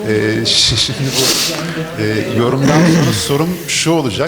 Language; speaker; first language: Turkish; native; Turkish